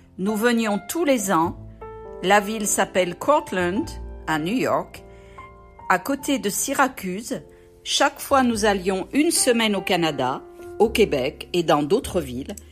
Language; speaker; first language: French; native; French